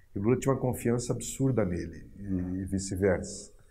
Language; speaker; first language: Portuguese; native; Portuguese